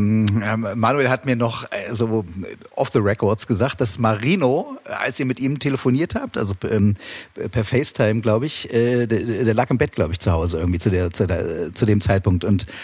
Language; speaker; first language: German; native; German